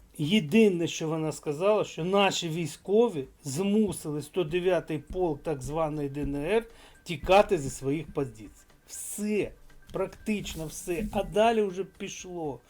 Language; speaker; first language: Ukrainian; non-native, local second language; Russian